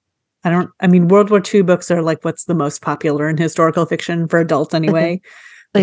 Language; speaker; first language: English; native; English